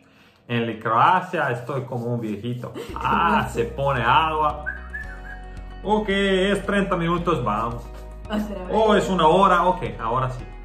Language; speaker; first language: Spanish; non-native, learner; Croatian